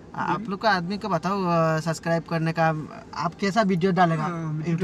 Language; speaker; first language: Hindi; non-native, learner; Bangla